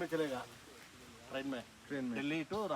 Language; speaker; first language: Hindi; non-native, local second language; Kannada